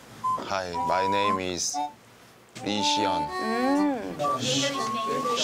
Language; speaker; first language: English; non-native, learner; Korean